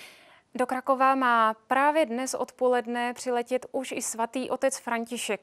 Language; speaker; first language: Czech; native; Czech